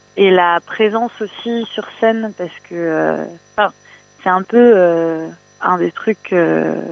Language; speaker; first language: French; native; French